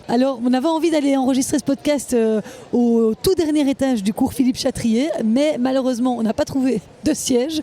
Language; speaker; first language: French; native; French